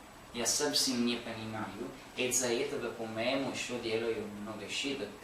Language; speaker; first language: Russian; non-native, learner; Italian